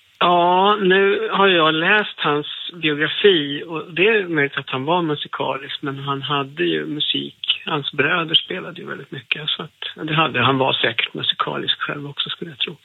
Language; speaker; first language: Swedish; native; Swedish